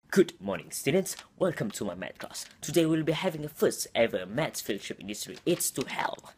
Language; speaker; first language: English; non-native, local second language; Malay